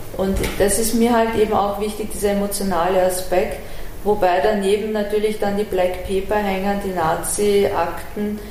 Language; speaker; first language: German; early bilingual, other home language; Persian